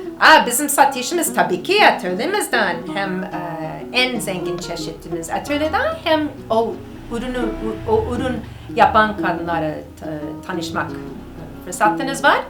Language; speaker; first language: Turkish; non-native, learner; English